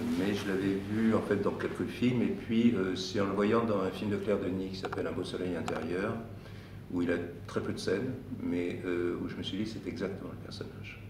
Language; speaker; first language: French; native; French